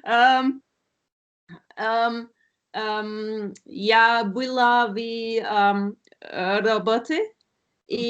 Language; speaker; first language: Russian; non-native, learner; German